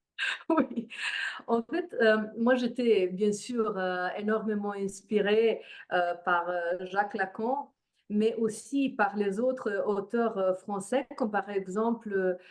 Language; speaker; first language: French; non-native, fluent; Slovenian